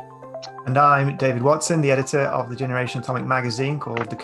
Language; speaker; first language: English; native; English